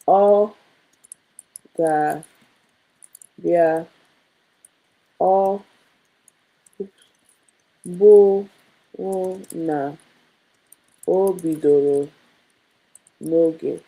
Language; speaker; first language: Igbo; non-native, learner; English